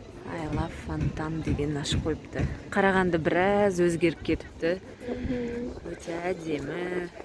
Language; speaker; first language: Kazakh; native; Kazakh